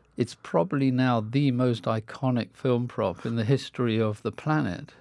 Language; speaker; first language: English; native; English